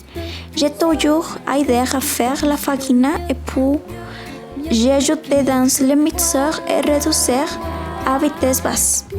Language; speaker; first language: French; non-native, learner; Spanish